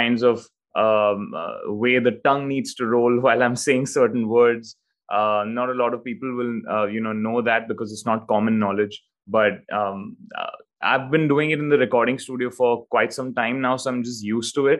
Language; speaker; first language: English; non-native, local second language; Hindi